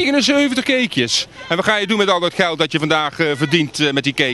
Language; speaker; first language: Dutch; native; Dutch